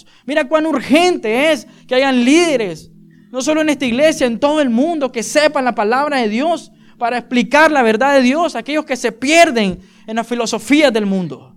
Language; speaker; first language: Spanish; native; Spanish